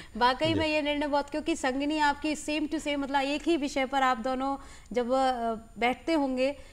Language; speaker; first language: Hindi; native; Hindi